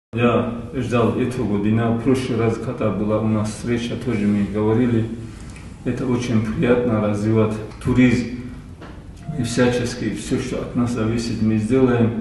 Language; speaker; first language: Russian; non-native, local second language; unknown